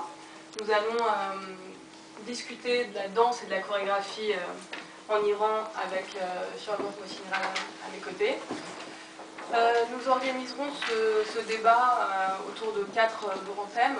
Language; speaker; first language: French; early bilingual, other home language; Persian